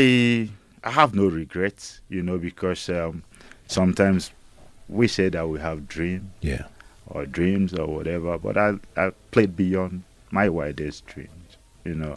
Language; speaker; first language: English; non-native, local second language; Igbo